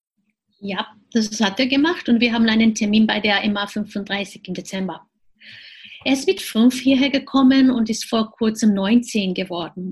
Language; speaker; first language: German; non-native, fluent; Japanese